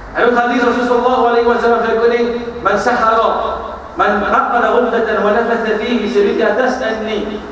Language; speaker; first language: French; non-native, local second language; Morisyen